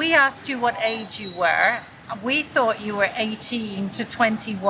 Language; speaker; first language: English; native; English